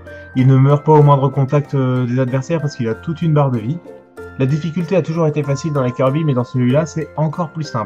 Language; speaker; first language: French; native; French